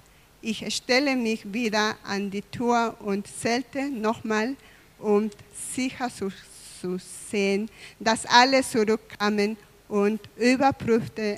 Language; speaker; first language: German; non-native, fluent; Spanish